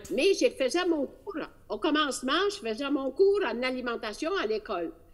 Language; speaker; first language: French; non-native, fluent; Italian